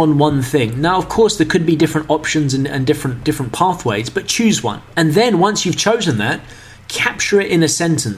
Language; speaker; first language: English; native; English